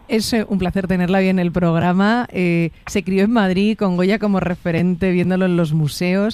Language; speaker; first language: Spanish; native; Spanish